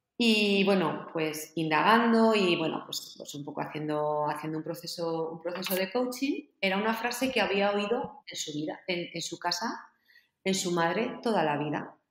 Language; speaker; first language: Spanish; native; Spanish